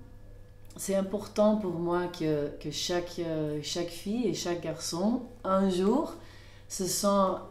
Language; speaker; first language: French; non-native, local second language; Dutch